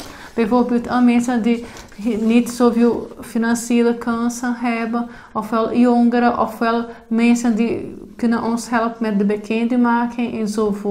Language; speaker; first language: Dutch; non-native, fluent; Portuguese